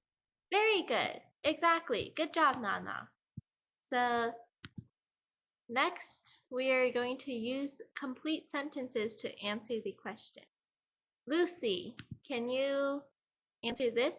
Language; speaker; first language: English; non-native, fluent; Chinese